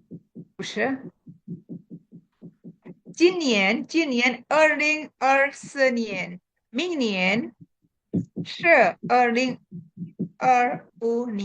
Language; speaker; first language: Chinese; non-native, fluent; Indonesian